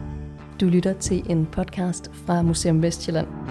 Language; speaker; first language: Danish; native; Danish